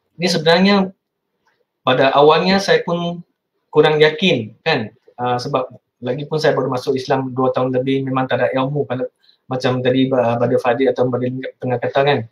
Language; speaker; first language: Malay; non-native, local second language; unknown